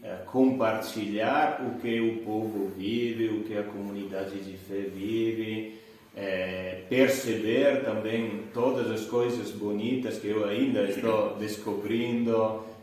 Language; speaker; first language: Portuguese; non-native, fluent; Italian